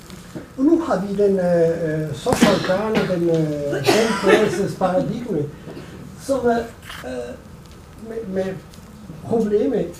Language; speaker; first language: German; non-native, learner; Italian